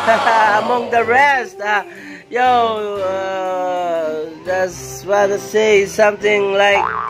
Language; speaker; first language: English; non-native, local second language; Filipino